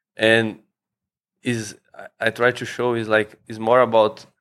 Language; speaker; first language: English; non-native, learner; Portuguese